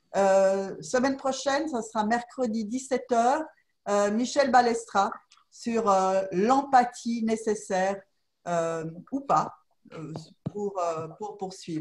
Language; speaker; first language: French; native; French